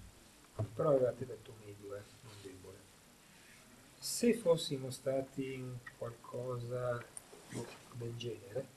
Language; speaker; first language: Italian; native; Italian